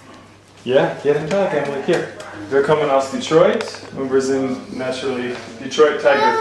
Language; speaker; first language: German; non-native, learner; English